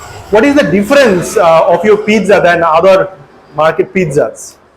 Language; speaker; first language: English; non-native, local second language; Bangla